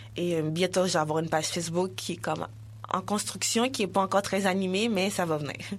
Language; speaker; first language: French; early bilingual, other home language; Haitian Creole